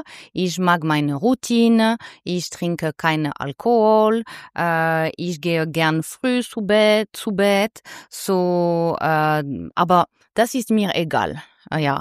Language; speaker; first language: German; non-native, learner; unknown